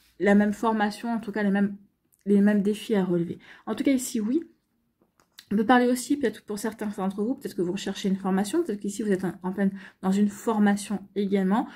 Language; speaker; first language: French; native; French